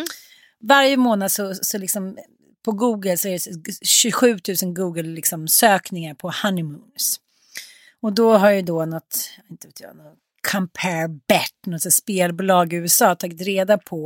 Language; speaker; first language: Swedish; native; Swedish